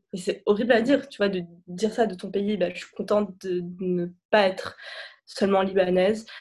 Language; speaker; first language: French; native; French